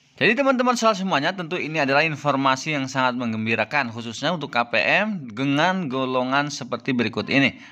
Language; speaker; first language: Indonesian; native; Indonesian